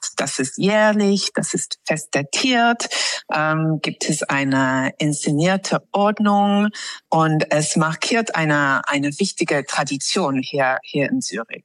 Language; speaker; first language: German; non-native, fluent; English